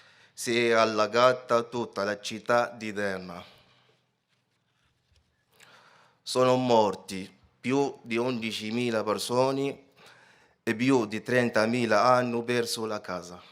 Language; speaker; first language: Italian; non-native, fluent; Arabic